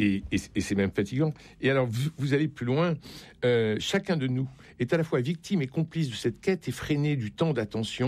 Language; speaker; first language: French; native; French